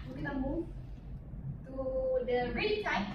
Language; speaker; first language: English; non-native, fluent; Indonesian